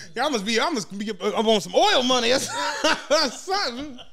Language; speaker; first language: English; native; English